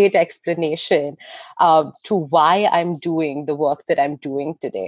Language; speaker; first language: English; non-native, local second language; Hindi